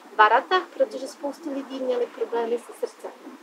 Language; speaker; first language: Czech; native; Czech